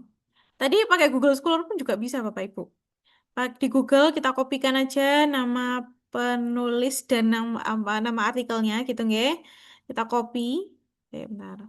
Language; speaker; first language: Indonesian; native; Indonesian